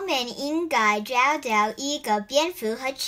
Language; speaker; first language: Chinese; non-native, learner; English